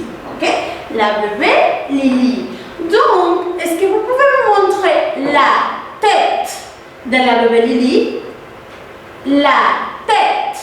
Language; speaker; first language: French; non-native, fluent; Spanish